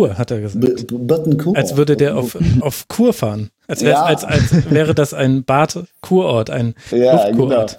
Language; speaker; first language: German; native; German